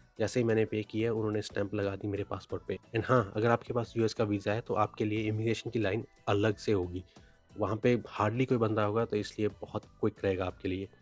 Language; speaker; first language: Hindi; native; Hindi